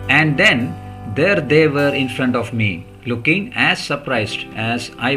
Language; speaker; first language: English; non-native, local second language; Malayalam